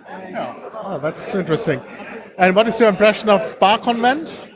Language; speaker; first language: English; non-native, fluent; German